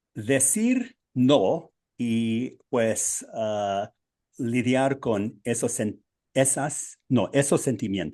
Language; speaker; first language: Spanish; non-native, fluent; English